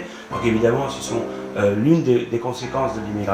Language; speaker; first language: French; native; French